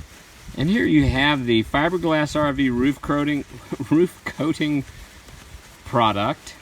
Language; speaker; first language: English; native; English